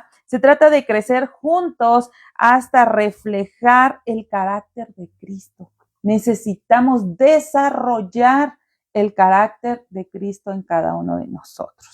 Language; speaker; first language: Spanish; native; Spanish